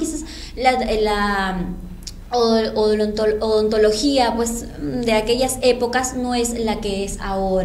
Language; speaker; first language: Spanish; native; Spanish